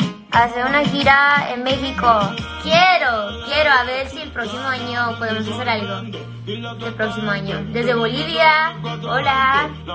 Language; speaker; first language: Spanish; early bilingual, other home language; English